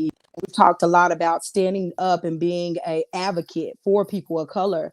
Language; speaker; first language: English; native; English